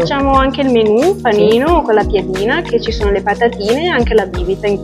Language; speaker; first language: Italian; native; Italian